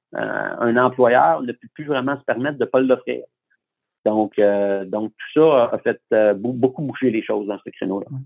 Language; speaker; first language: French; native; French